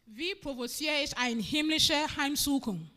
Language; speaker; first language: German; non-native, fluent; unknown